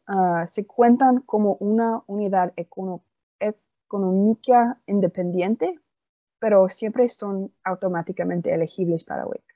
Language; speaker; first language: Spanish; non-native, fluent; English